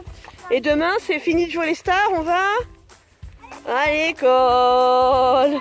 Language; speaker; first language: French; native; French